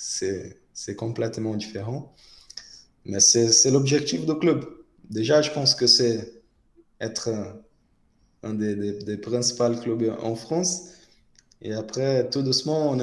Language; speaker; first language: French; non-native, fluent; Portuguese